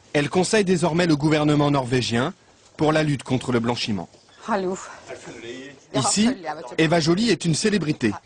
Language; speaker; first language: French; native; French